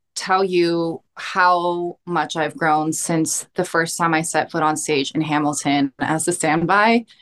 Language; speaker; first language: English; early bilingual, other home language; Korean